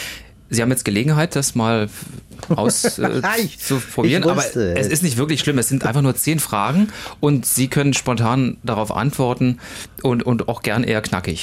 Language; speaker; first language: German; native; German